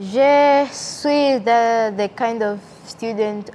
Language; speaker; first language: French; non-native, learner; English